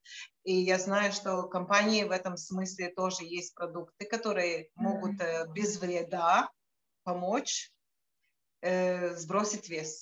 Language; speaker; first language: Russian; non-native, local second language; Latvian